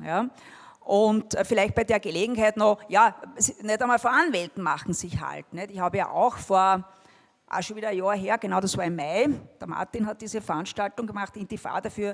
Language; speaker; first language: German; native; German